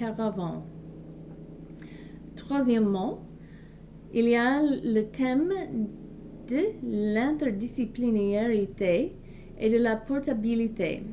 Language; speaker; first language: French; non-native, learner; English